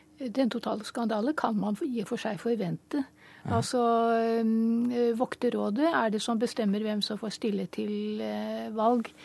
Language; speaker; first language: Norwegian; native; Norwegian